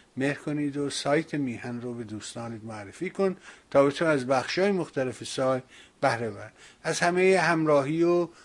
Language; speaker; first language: Persian; native; Persian